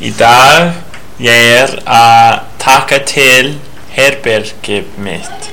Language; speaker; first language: Icelandic; non-native, learner; English